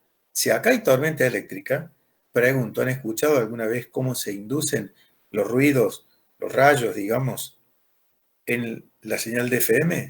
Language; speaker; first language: Spanish; native; Spanish